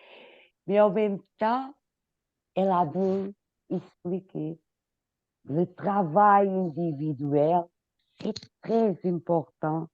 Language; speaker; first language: French; non-native, fluent; Portuguese